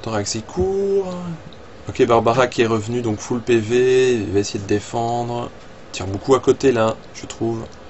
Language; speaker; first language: French; native; French